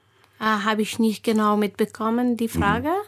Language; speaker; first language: German; non-native, learner; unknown